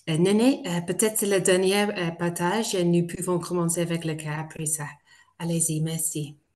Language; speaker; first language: French; non-native, fluent; English